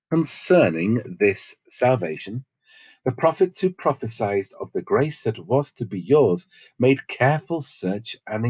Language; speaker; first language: English; native; English